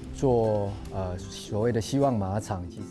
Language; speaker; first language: Chinese; native; Chinese